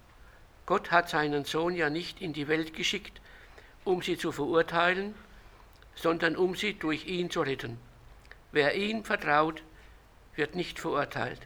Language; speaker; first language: German; native; German